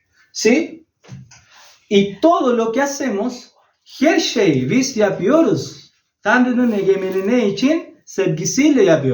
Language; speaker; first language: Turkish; non-native, learner; Spanish